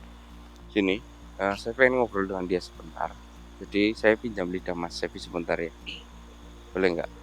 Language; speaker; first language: Indonesian; native; Indonesian